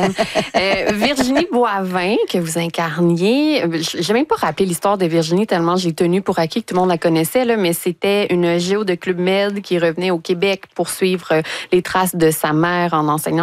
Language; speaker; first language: French; native; French